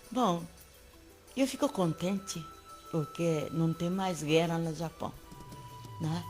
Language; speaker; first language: Portuguese; non-native, learner; Japanese